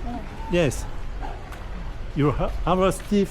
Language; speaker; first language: English; non-native, learner; French